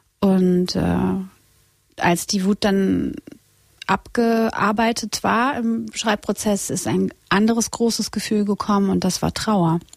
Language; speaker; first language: German; early bilingual, other home language; Croatian